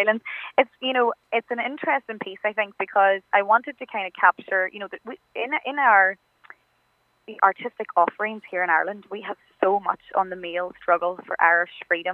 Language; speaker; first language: English; native; English